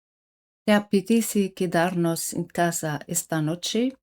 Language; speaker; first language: Spanish; non-native, fluent; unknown